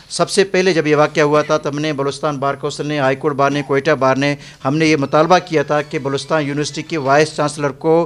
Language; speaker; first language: Urdu; non-native, local second language; Baluchi